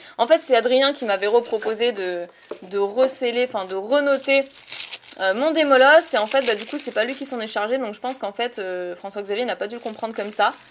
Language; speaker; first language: French; native; French